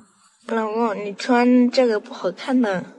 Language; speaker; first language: Chinese; non-native, learner; Lao